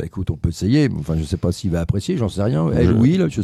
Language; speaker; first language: French; native; French